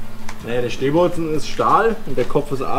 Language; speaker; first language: German; native; German